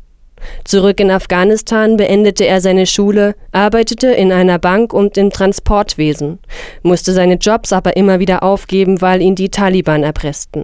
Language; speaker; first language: German; non-native, fluent; Persian